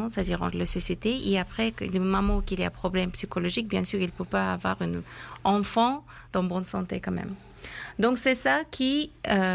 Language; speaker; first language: French; non-native, fluent; Persian